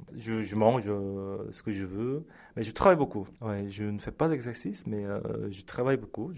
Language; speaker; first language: French; early bilingual, other home language; Korean